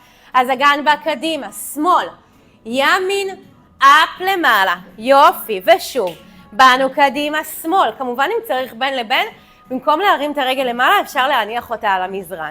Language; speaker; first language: Hebrew; native; Hebrew